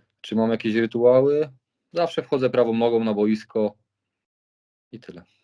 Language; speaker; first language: Polish; native; Polish